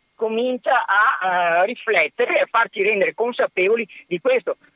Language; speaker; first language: Italian; native; Italian